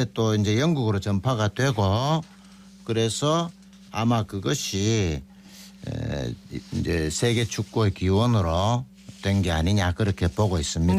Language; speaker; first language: Korean; native; Korean